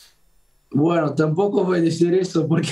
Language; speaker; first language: Spanish; non-native, fluent; Portuguese